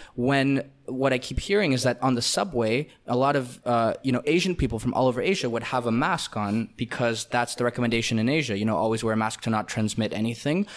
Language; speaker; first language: English; non-native, fluent; Russian